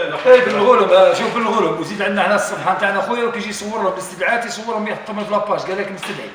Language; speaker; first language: Arabic; native; Arabic